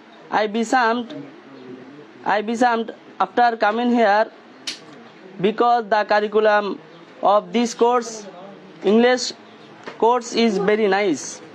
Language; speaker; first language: English; non-native, learner; Bangla